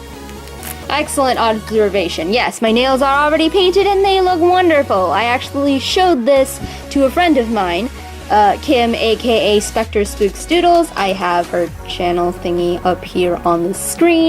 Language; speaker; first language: English; native; English